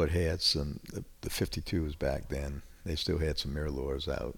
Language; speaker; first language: English; native; English